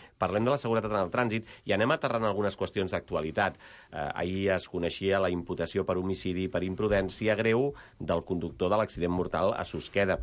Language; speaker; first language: Catalan; native; Catalan